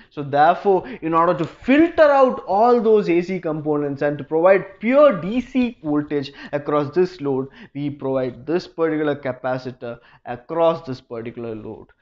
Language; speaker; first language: English; non-native, local second language; Malayalam